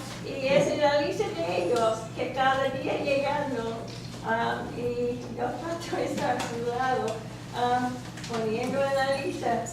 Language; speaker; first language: Spanish; non-native, learner; English